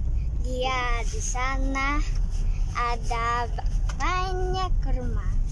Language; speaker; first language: Indonesian; early bilingual, heritage; Indonesian